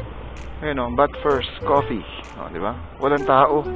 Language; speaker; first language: Filipino; native; Filipino